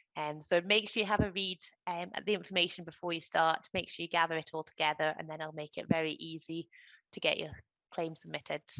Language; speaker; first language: English; native; English